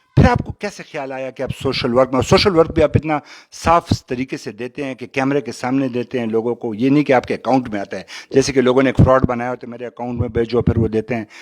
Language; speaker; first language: Urdu; non-native, local second language; Pashto